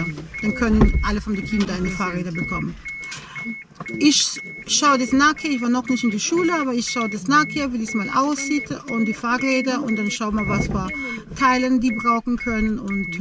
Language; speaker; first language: German; non-native, fluent; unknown